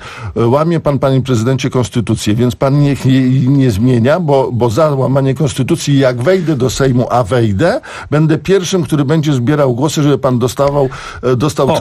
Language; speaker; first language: Polish; native; Polish